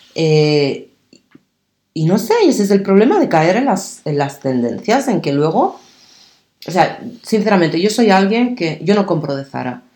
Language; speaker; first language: Spanish; early bilingual, other home language; Arabic